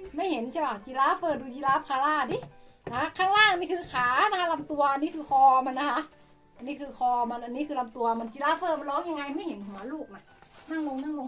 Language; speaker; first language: Thai; native; Thai